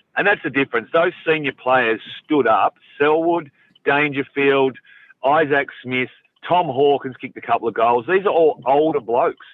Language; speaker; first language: English; native; English